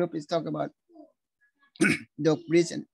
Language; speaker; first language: English; non-native, fluent; Indonesian